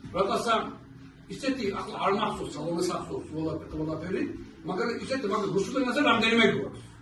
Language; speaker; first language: Georgian; early bilingual, heritage; Georgian